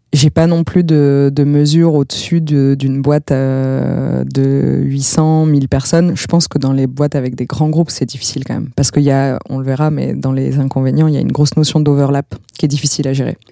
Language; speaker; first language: French; native; French